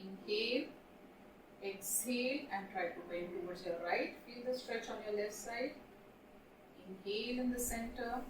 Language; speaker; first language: English; non-native, local second language; Marathi